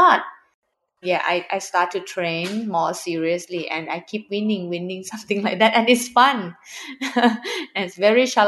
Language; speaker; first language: English; non-native, learner; Thai